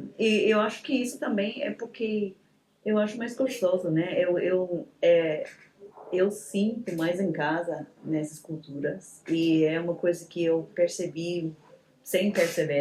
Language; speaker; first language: Portuguese; non-native, fluent; English